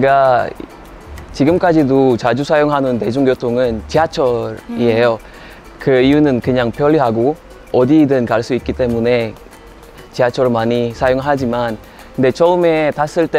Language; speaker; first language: Korean; non-native, fluent; Indonesian